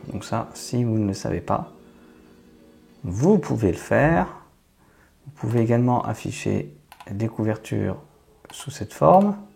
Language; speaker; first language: French; native; French